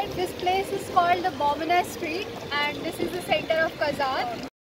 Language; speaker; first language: English; non-native, local second language; Hindi